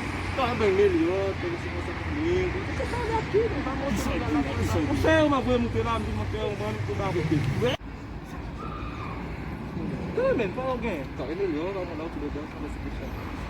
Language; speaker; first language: Portuguese; non-native, learner; Haitian Creole